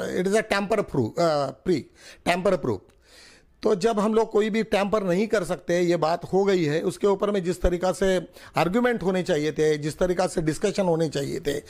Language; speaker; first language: Hindi; non-native, local second language; Marathi